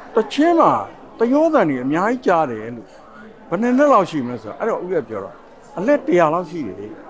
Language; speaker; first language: Burmese; native; Burmese